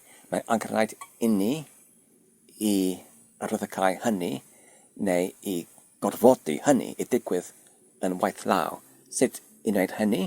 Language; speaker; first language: Welsh; non-native, learner; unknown